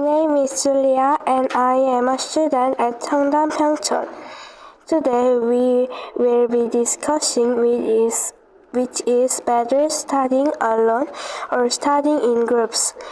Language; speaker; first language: English; non-native, learner; Korean